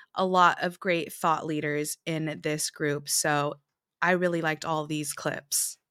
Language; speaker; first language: English; early bilingual, other home language; Filipino